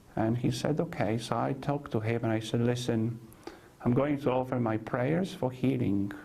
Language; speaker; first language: English; non-native, fluent; Polish